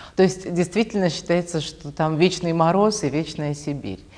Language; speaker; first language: Russian; native; Russian